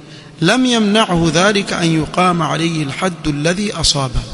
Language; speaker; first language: Arabic; non-native, fluent; Swahili